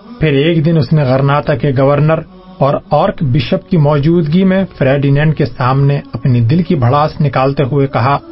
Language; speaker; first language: Urdu; native; Urdu